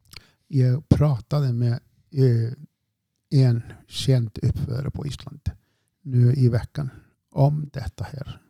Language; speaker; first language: Swedish; non-native, fluent; Icelandic